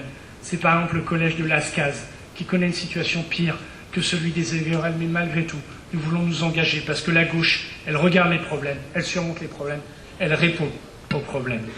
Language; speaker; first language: French; native; French